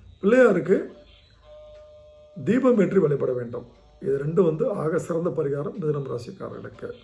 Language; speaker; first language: Tamil; native; Tamil